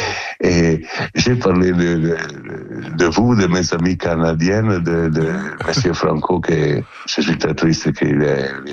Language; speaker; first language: French; non-native, learner; Italian